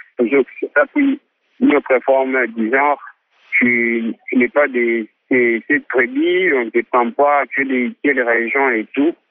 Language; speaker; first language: French; non-native, local second language; Swahili